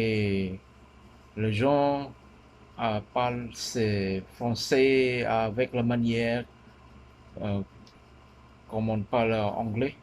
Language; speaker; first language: French; non-native, learner; Min Nan Chinese